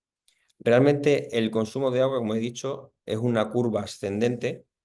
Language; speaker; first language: Spanish; native; Spanish